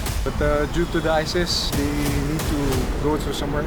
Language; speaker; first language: English; non-native, local second language; Maranao